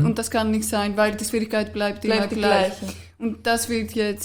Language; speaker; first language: German; non-native, fluent; Greek